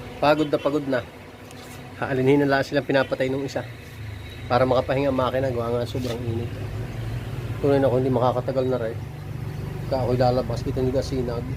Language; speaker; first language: Filipino; native; Filipino